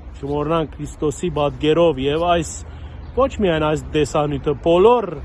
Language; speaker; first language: Armenian; early bilingual, heritage; Armenian